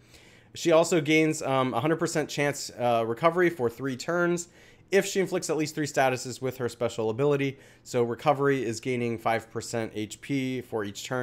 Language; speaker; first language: English; native; English